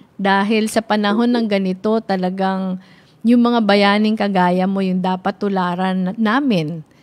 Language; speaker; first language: Filipino; non-native, local second language; Bikol